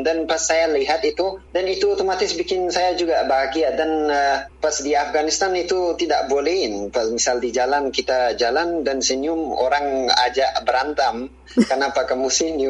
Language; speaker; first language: Indonesian; non-native, fluent; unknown